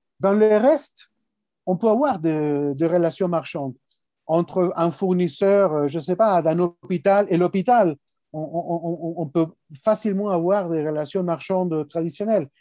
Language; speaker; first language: French; non-native, fluent; Spanish